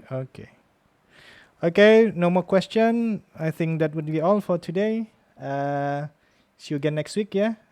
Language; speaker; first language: English; non-native, fluent; Indonesian